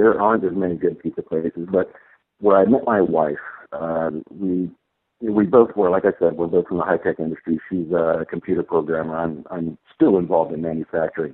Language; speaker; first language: English; native; English